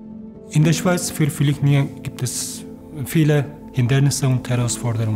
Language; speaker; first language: German; non-native, learner; Turkish